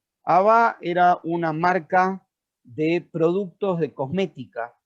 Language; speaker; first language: Spanish; native; Spanish